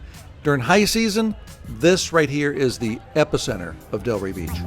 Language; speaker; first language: English; native; English